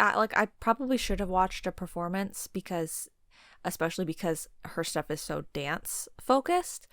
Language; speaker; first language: English; native; English